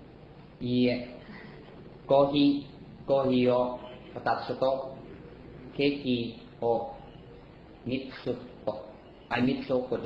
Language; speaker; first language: Japanese; non-native, learner; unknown